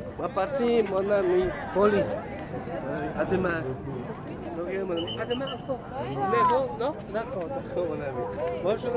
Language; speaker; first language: French; non-native, learner; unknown